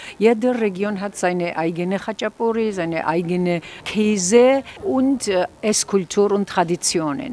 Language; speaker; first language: German; non-native, fluent; Georgian